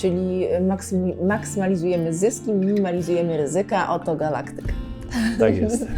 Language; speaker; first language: Polish; native; Polish